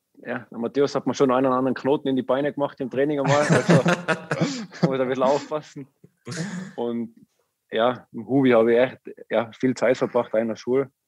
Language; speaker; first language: German; native; German